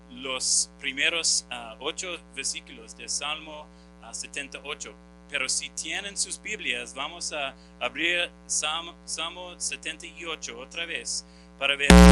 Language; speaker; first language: Spanish; non-native, fluent; English